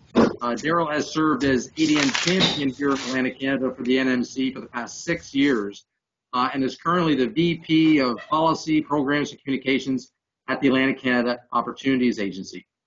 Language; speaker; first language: English; native; English